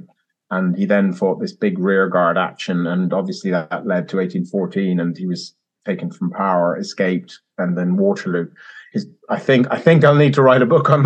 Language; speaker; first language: English; native; English